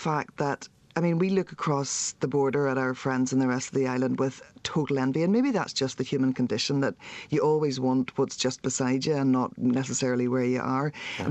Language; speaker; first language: English; native; English